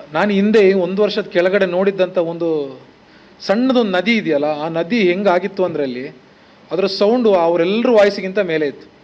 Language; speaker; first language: Kannada; native; Kannada